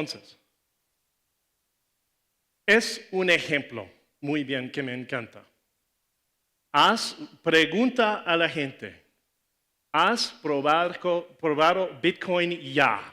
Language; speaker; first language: Spanish; non-native, learner; English